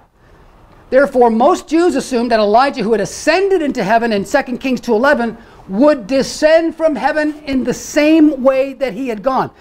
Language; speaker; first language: English; native; English